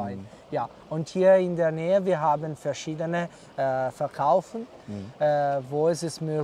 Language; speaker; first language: German; non-native, learner; Italian